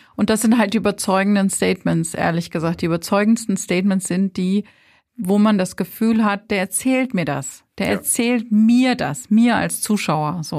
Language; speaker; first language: German; native; German